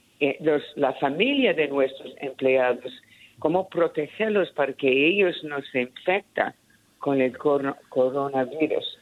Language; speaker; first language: Spanish; early bilingual, heritage; Spanish